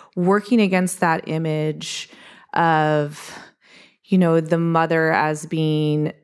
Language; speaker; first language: English; native; English